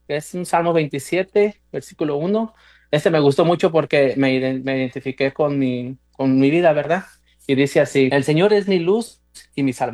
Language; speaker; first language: Spanish; native; Spanish